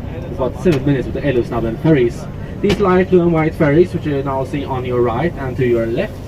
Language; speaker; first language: English; non-native, fluent; Swedish